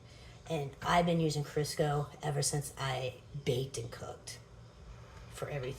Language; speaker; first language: English; native; English